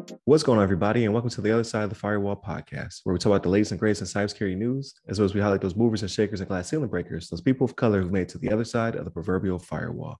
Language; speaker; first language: English; native; English